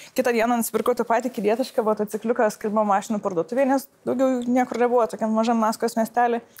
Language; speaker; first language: Lithuanian; native; Lithuanian